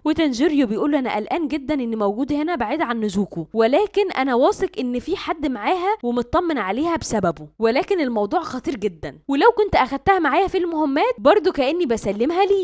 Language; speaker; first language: Arabic; native; Arabic